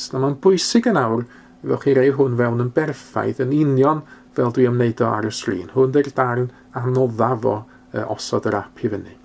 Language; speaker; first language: Welsh; non-native, local second language; English